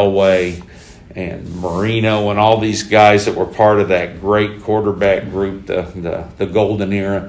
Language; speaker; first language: English; native; English